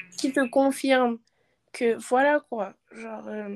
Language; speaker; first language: French; non-native, local second language; Wolof